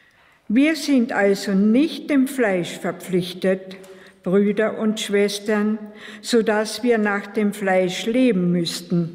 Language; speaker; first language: German; native; German